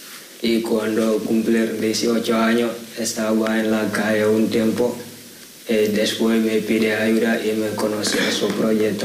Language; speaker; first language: Spanish; non-native, learner; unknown